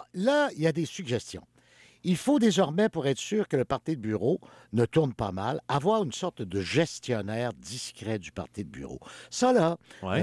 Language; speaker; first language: French; native; French